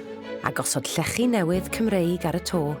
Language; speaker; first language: Welsh; native; Welsh